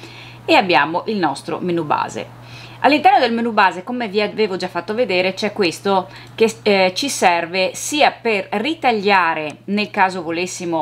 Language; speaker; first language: Italian; native; Italian